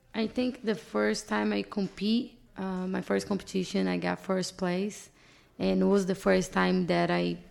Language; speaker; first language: English; non-native, fluent; Portuguese